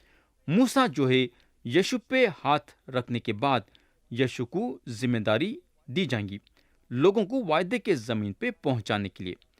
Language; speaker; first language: Urdu; native; Urdu